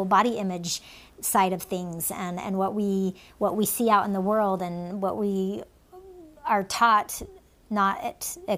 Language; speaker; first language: English; native; English